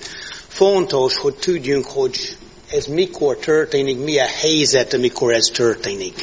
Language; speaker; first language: Hungarian; non-native, learner; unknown